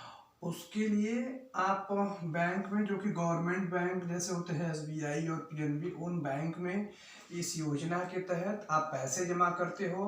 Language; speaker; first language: Hindi; native; Hindi